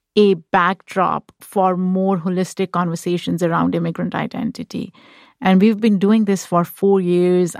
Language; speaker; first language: English; non-native, local second language; Urdu